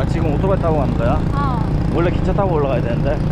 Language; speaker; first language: Korean; native; Korean